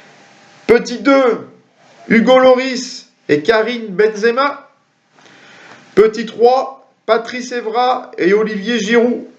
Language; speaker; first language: French; native; French